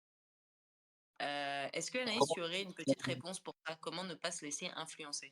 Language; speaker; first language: French; non-native, local second language; Comorian